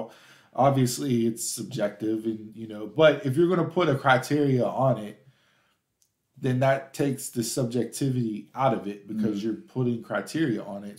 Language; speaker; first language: English; native; English